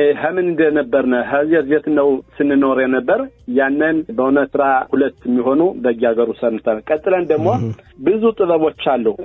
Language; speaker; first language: Amharic; native; Amharic